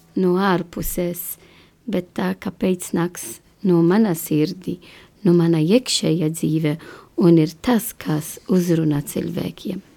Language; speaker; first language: Latvian; non-native, learner; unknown